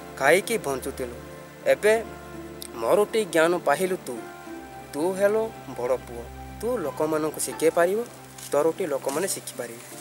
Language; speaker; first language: Odia; non-native, local second language; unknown